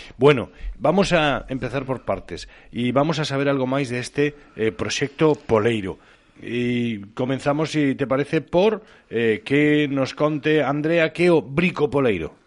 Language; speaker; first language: Galician; non-native, local second language; Spanish